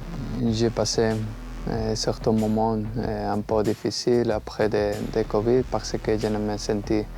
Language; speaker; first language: French; non-native, learner; Spanish